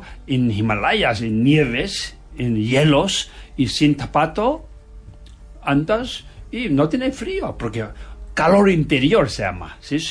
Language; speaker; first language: Spanish; non-native, fluent; Tibetan